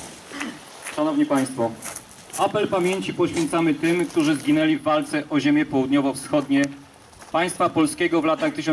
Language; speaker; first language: Polish; native; Polish